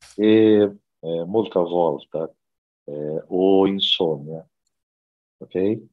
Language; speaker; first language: Italian; non-native, learner; Portuguese